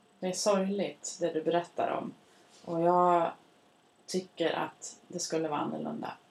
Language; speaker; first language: Swedish; native; Swedish